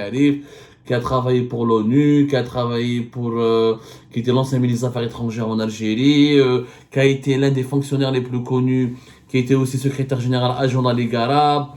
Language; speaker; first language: French; non-native, local second language; Arabic